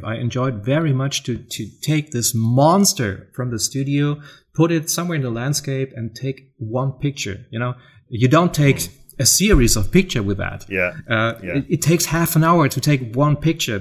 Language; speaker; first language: English; non-native, fluent; German